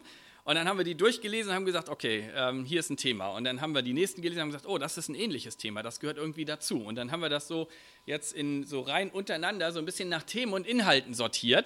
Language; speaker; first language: German; native; German